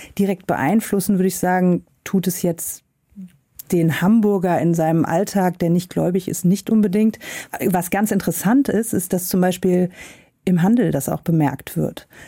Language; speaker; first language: German; native; German